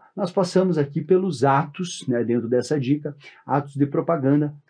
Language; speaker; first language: Portuguese; native; Portuguese